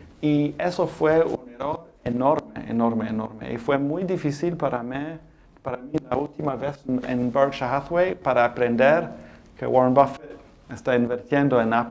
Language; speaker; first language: Spanish; non-native, fluent; English